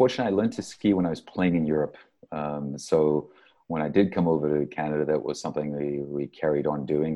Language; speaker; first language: English; native; English